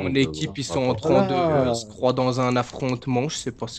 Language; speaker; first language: French; native; French